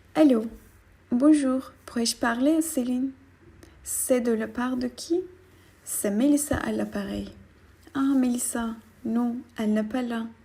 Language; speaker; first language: French; non-native, fluent; Turkish